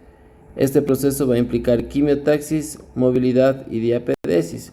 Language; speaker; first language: Spanish; native; Spanish